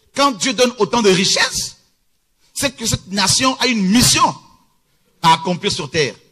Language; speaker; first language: French; early bilingual, other home language; Lingala